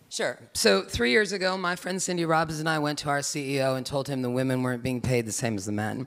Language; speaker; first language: English; native; English